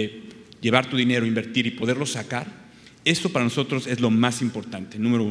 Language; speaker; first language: Spanish; native; Spanish